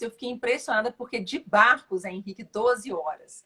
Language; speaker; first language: Portuguese; native; Portuguese